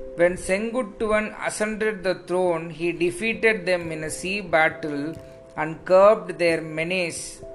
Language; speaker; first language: English; non-native, local second language; Tamil